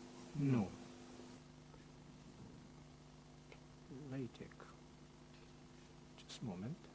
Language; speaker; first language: English; non-native, fluent; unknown